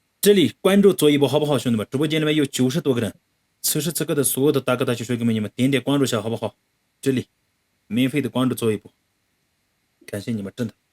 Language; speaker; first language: Chinese; non-native, local second language; Tibetan